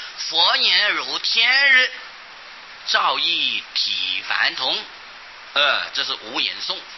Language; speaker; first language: Chinese; non-native, local second language; Hakka Chinese